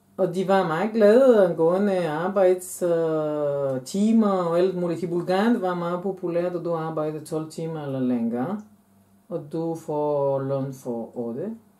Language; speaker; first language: Danish; non-native, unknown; Bulgarian